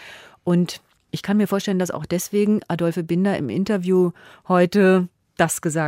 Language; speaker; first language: German; native; German